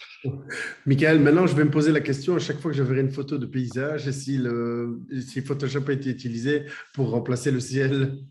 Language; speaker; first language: French; native; French